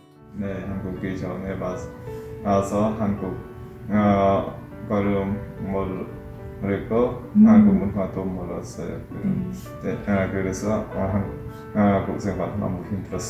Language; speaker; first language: Korean; non-native, learner; Khmer